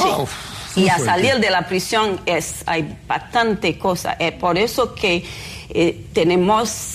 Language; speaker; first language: Spanish; non-native, fluent; Haitian Creole